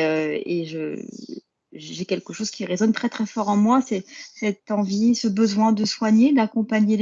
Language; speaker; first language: French; native; French